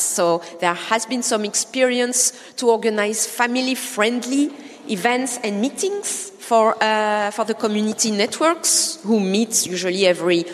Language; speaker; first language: English; non-native, fluent; French